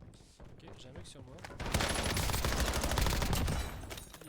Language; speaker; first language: French; native; French